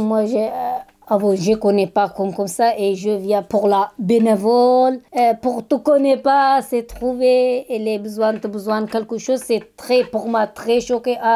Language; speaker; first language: French; non-native, learner; Kurdish